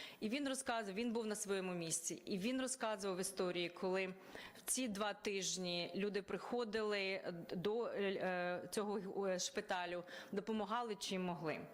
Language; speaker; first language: Ukrainian; native; Ukrainian